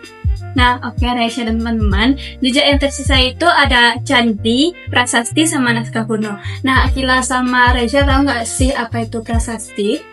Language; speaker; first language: Indonesian; native; Indonesian